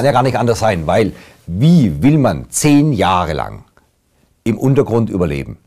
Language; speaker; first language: German; native; German